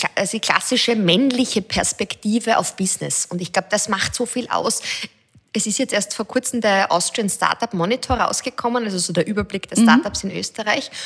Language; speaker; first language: German; native; German